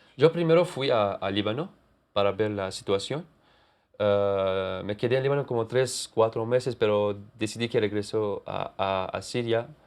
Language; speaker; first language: Spanish; non-native, fluent; Kurdish